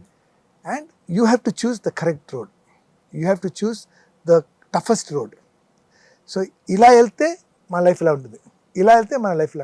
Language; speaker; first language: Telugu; non-native, fluent; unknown